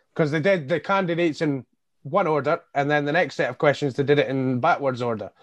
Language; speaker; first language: English; native; English